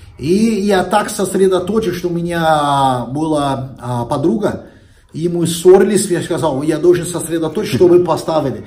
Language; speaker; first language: Russian; non-native, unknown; Portuguese